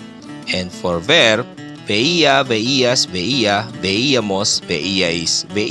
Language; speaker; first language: Spanish; non-native, fluent; Filipino